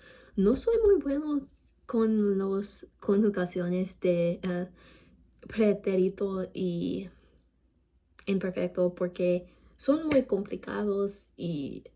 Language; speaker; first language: Spanish; non-native, learner; English